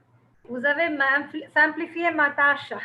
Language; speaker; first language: French; non-native, fluent; Tamil